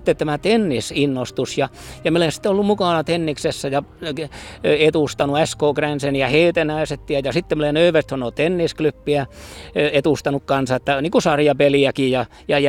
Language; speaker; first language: Finnish; early bilingual, heritage; Finnish